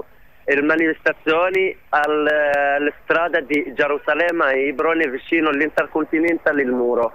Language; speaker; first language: Italian; non-native, learner; Arabic